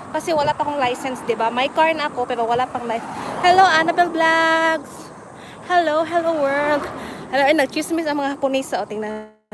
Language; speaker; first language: Filipino; non-native, local second language; Waray